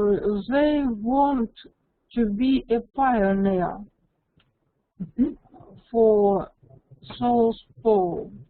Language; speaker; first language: English; non-native, learner; Russian